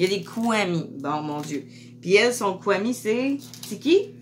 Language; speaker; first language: French; native; French